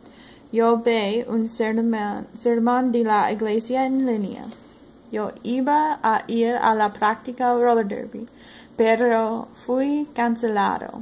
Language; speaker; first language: Spanish; non-native, learner; English